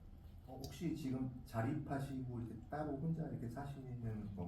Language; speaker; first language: Korean; native; Korean